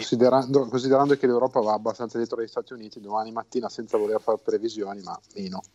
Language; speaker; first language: Italian; native; Italian